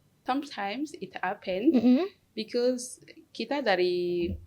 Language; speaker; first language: Indonesian; non-native, learner; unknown